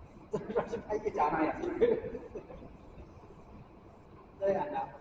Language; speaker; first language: Chinese; native; Chinese